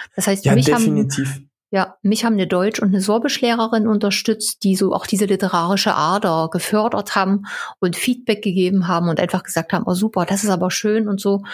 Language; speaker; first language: German; native; German